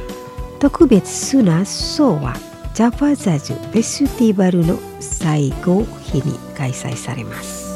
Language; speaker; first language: Japanese; non-native, fluent; Indonesian